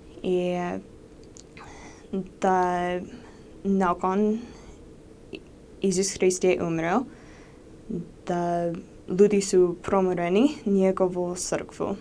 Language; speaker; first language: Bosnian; non-native, learner; English